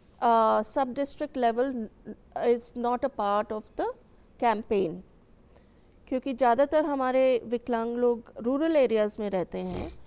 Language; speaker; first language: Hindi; native; Hindi